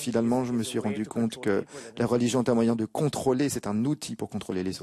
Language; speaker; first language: French; non-native, fluent; Urdu